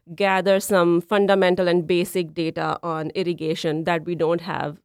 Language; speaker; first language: English; non-native, local second language; Punjabi